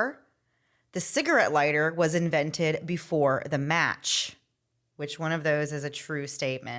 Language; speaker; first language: English; native; English